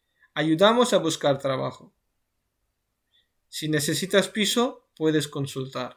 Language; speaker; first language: Spanish; non-native, fluent; Urdu